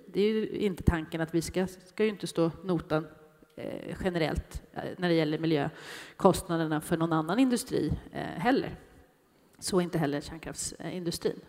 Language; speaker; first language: Swedish; native; Swedish